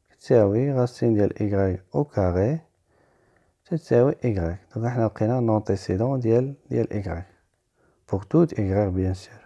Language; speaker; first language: French; non-native, local second language; Arabic